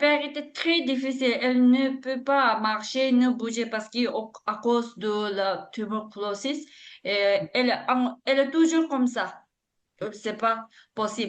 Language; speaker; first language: French; non-native, learner; Tibetan